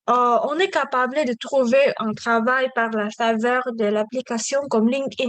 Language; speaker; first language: French; non-native, learner; Indonesian